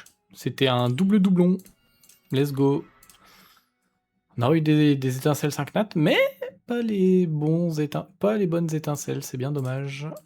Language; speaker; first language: French; native; French